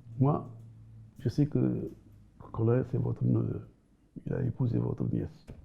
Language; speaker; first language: French; non-native, local second language; Wolof